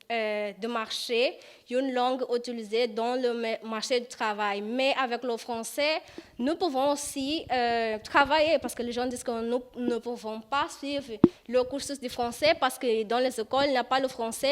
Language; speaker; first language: French; non-native, fluent; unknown